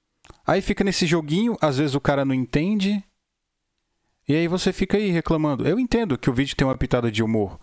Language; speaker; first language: Portuguese; native; Portuguese